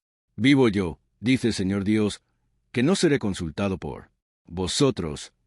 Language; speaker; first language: Spanish; native; Spanish